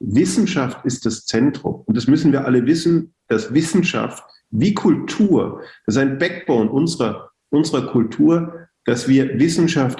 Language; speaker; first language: German; native; German